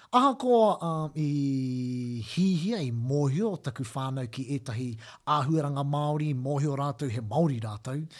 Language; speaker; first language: Māori; non-native, local second language; English